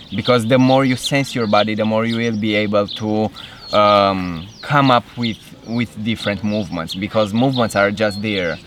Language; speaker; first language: English; non-native, fluent; Romanian